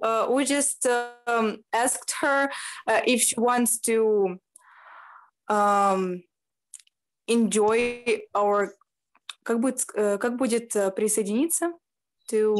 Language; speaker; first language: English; non-native, learner; Ukrainian